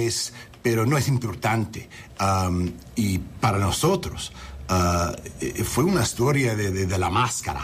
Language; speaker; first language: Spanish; non-native, learner; English